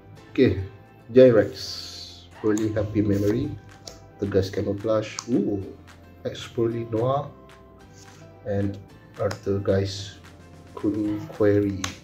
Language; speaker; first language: English; non-native, local second language; Malay